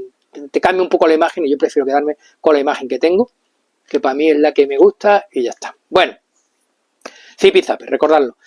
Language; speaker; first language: Spanish; native; Spanish